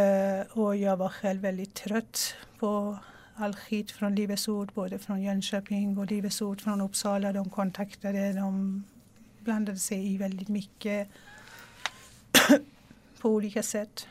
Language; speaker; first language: Swedish; non-native, local second language; Persian